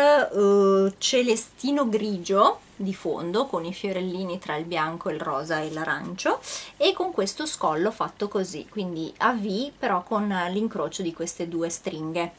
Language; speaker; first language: Italian; native; Italian